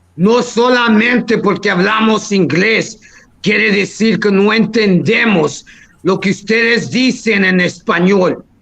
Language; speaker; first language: Spanish; early bilingual, heritage; Spanish